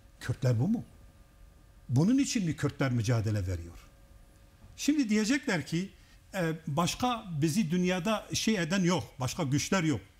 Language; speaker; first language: Turkish; non-native, local second language; Kurdish